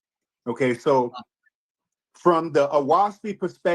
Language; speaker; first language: English; native; English